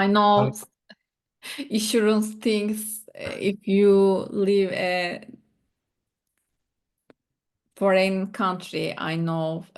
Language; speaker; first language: English; non-native, learner; Turkish